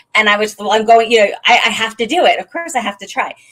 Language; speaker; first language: English; native; English